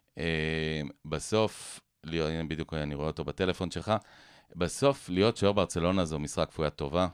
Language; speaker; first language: Hebrew; native; Hebrew